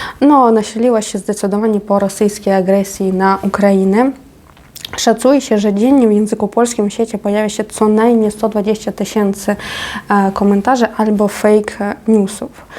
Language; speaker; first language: Polish; non-native, fluent; Ukrainian